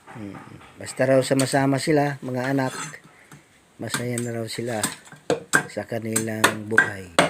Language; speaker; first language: Filipino; native; Filipino